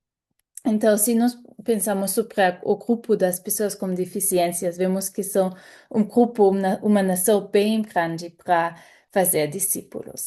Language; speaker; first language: Portuguese; non-native, fluent; German